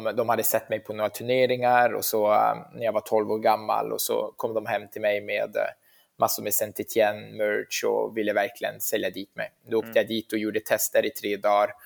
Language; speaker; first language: Swedish; early bilingual, heritage; Swedish